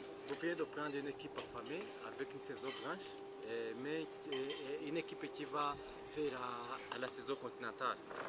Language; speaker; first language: French; non-native, local second language; Kinyarwanda